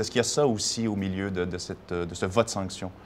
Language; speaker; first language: French; native; French